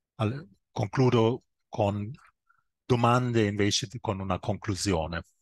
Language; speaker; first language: Italian; non-native, fluent; German